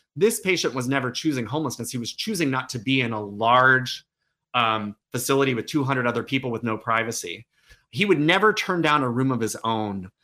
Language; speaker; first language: English; native; English